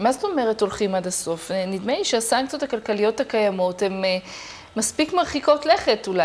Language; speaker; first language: Hebrew; native; Hebrew